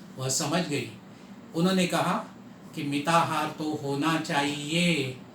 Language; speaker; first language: Hindi; non-native, local second language; Marathi